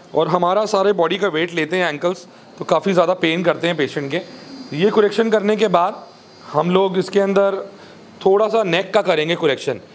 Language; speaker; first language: Hindi; native; Hindi